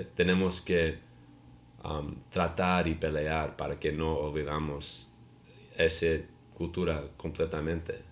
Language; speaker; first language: Spanish; non-native, learner; English